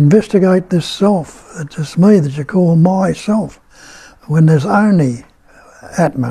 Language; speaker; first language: English; native; English